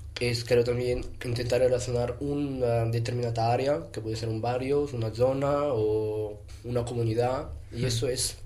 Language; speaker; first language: Spanish; non-native, fluent; German